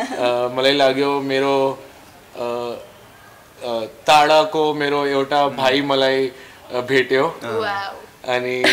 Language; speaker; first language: Nepali; non-native, learner; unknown